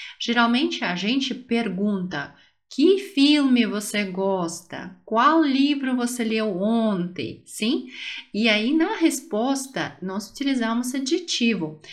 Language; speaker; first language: Portuguese; non-native, fluent; Russian